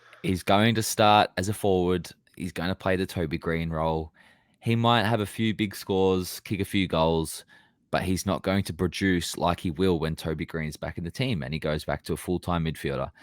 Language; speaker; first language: English; native; English